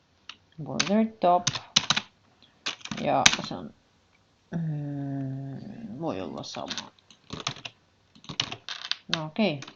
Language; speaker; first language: Finnish; non-native, learner; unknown